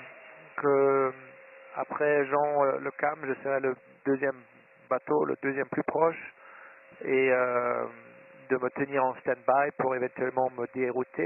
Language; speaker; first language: French; non-native, fluent; German